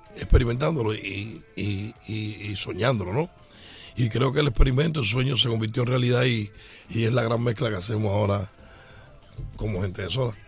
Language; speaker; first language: Spanish; native; Spanish